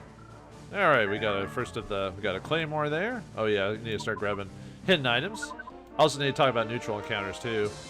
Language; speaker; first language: English; native; English